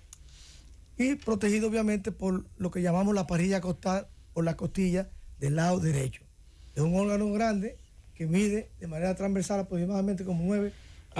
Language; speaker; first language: Spanish; native; Spanish